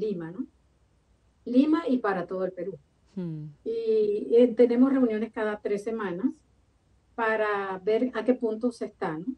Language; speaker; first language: Spanish; native; Spanish